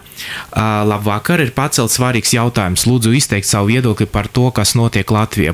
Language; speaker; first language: Latvian; non-native, local second language; Russian